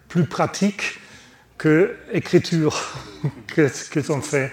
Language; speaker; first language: French; non-native, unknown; German